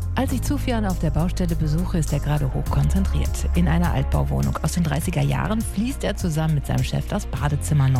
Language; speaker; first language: German; native; German